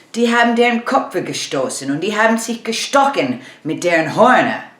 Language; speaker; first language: German; non-native, learner; English